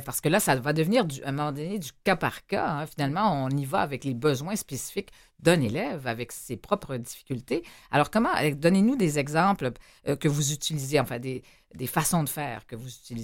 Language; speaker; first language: French; native; French